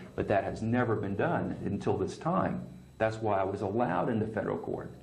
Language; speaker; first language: English; native; English